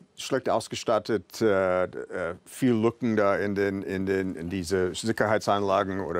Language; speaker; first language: German; non-native, fluent; English